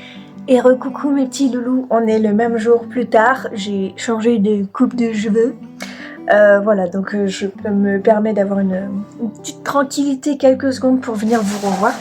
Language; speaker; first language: French; native; French